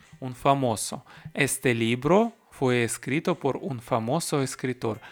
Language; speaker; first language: Spanish; non-native, learner; Russian